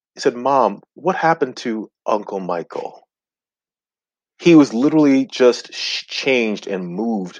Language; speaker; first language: English; non-native, local second language; Akan